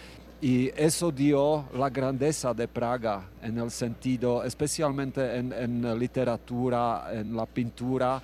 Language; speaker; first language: Spanish; non-native, fluent; Czech